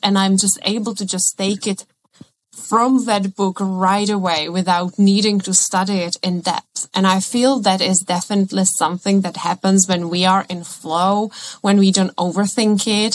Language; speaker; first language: English; non-native, fluent; Czech